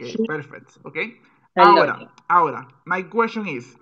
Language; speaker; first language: English; non-native, fluent; Spanish